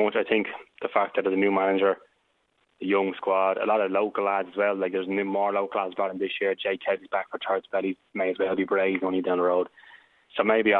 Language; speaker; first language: English; native; English